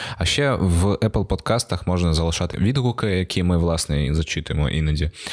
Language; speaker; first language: Ukrainian; native; Ukrainian